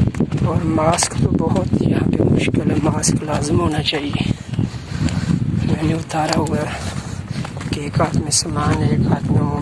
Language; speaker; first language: Hindi; non-native, local second language; Punjabi